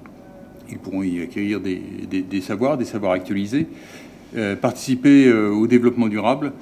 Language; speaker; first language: French; native; French